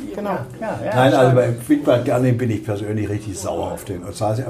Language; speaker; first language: German; native; German